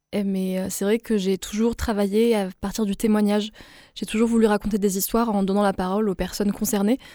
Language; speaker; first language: French; non-native, local second language; Arabic